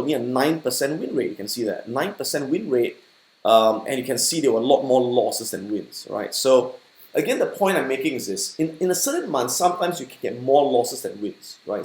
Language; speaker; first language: English; native; English